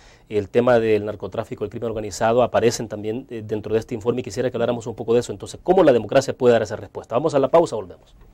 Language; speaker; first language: Spanish; native; Spanish